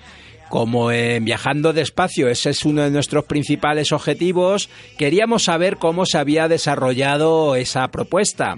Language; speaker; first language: Spanish; native; Spanish